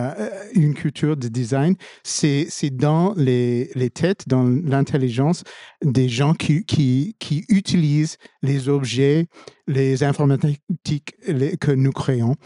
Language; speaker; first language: French; non-native, fluent; English